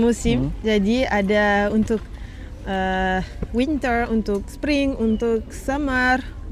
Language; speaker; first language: Indonesian; non-native, learner; Arabic